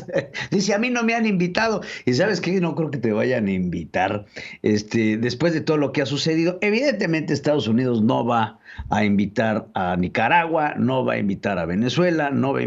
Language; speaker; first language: Spanish; native; Spanish